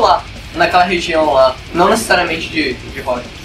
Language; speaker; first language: Portuguese; native; Portuguese